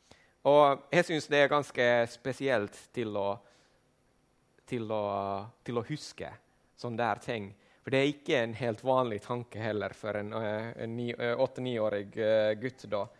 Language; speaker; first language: Norwegian; non-native, fluent; Finnish